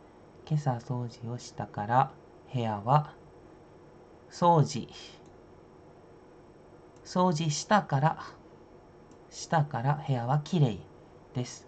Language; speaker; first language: Japanese; non-native, fluent; Indonesian